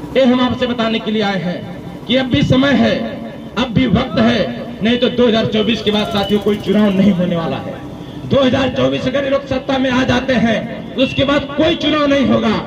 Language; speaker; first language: Hindi; native; Hindi